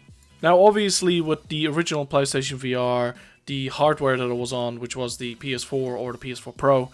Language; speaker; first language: English; native; English